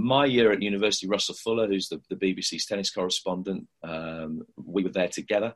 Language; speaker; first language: English; native; English